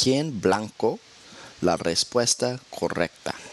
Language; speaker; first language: Spanish; non-native, fluent; English